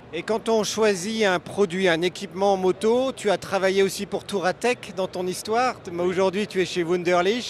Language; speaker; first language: French; native; French